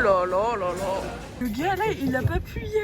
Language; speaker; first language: French; native; French